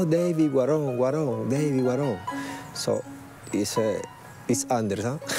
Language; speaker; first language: Dutch; non-native, fluent; Spanish